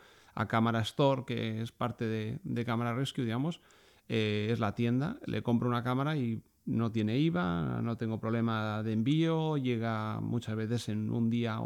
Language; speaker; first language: Spanish; native; Spanish